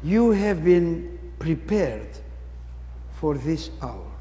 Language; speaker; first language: English; non-native, fluent; Greek